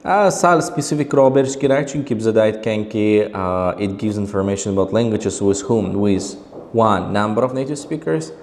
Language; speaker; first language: English; non-native, fluent; Uzbek